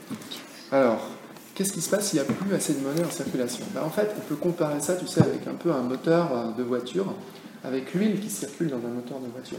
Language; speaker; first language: French; native; French